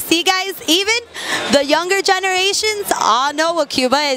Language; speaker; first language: English; early bilingual, other home language; Spanish